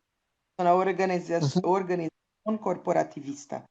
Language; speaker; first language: Spanish; non-native, learner; Portuguese